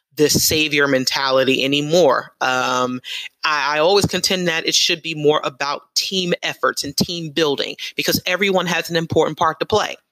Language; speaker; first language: English; native; English